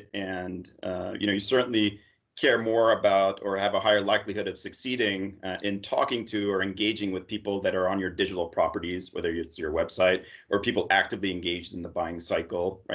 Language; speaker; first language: English; native; English